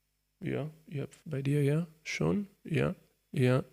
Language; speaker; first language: German; non-native, learner; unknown